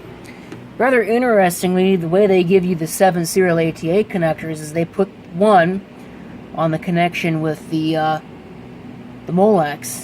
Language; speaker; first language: English; native; English